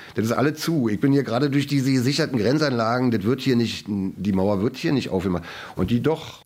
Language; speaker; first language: German; native; German